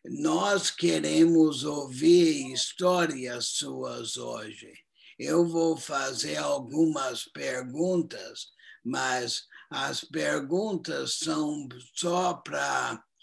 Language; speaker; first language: Portuguese; non-native, fluent; English